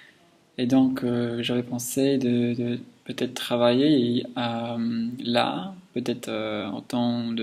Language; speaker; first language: French; non-native, learner; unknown